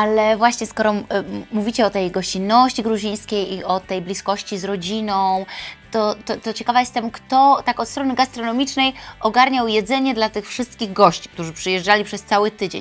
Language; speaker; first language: Polish; native; Polish